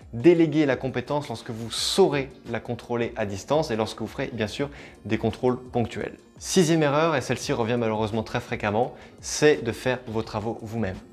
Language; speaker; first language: French; native; French